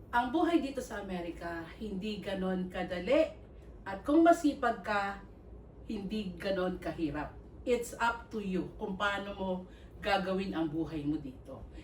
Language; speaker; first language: Filipino; native; Filipino